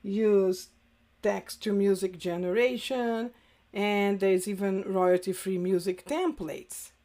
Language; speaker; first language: English; native; English